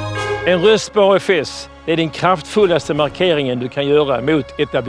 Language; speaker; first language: Swedish; native; Swedish